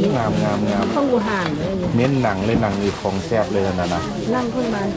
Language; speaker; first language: Thai; native; Thai